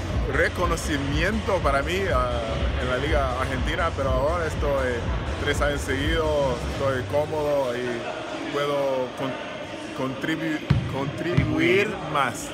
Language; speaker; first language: Spanish; non-native, fluent; English